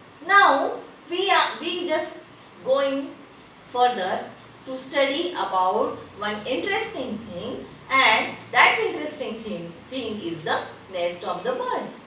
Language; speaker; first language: English; non-native, local second language; Marathi